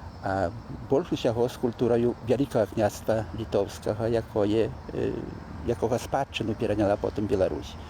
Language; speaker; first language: Polish; non-native, learner; Belarusian